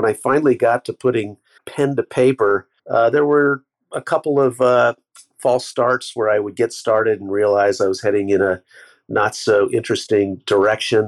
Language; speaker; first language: English; native; English